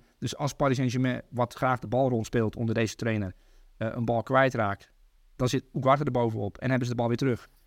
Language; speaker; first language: Dutch; early bilingual, other home language; Turkish